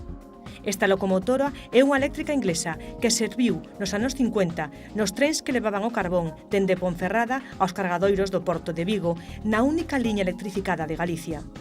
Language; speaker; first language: Galician; native; Galician